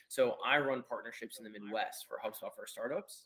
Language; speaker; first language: English; native; English